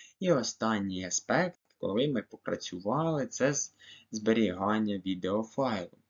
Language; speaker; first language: Ukrainian; native; Ukrainian